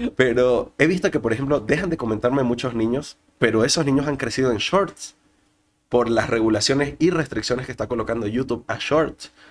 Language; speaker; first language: Spanish; native; Spanish